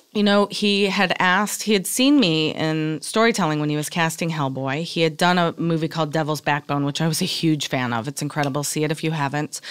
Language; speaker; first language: English; native; English